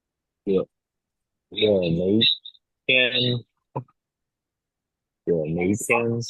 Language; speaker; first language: Chinese; non-native, learner; Indonesian